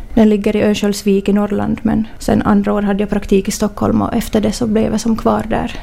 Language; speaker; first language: Swedish; native; Swedish